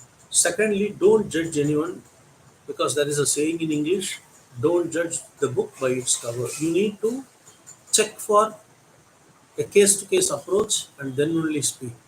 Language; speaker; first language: English; non-native, local second language; Tamil